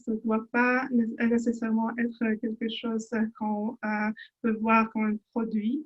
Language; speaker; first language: French; non-native, fluent; Polish